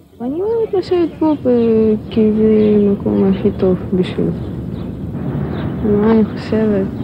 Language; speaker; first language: Hebrew; non-native, learner; Russian